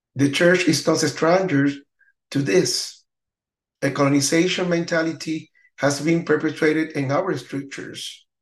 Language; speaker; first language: English; non-native, learner; Spanish